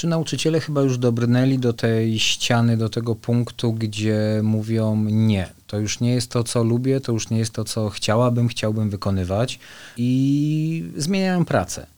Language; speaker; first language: Polish; native; Polish